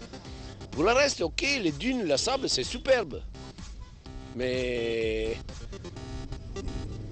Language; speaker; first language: French; non-native, learner; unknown